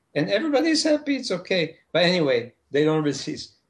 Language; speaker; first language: English; non-native, fluent; Hebrew